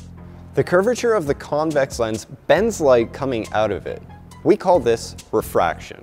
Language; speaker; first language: English; native; English